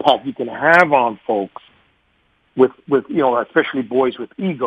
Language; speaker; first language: English; native; English